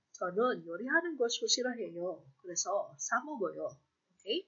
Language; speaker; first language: Korean; non-native, fluent; Filipino